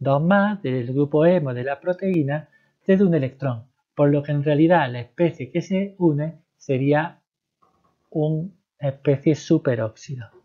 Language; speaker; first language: Spanish; native; Spanish